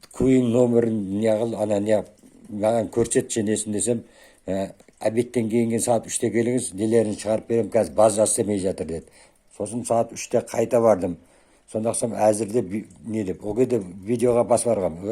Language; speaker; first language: Kazakh; non-native, local second language; Uzbek